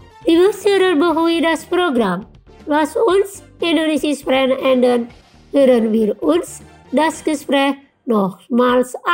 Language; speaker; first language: German; non-native, fluent; Indonesian